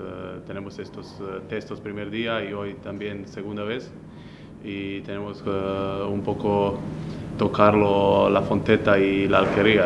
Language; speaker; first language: Spanish; non-native, fluent; Slovenian